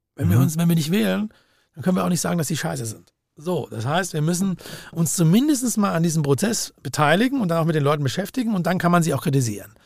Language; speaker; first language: German; native; German